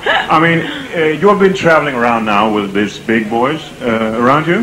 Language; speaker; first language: English; non-native, fluent; Swedish